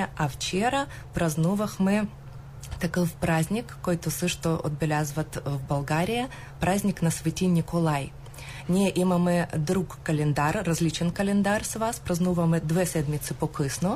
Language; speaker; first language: Bulgarian; non-native, learner; Ukrainian